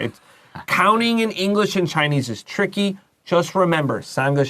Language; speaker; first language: English; native; English